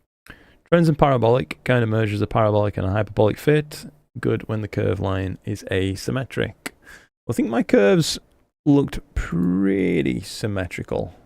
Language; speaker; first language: English; native; English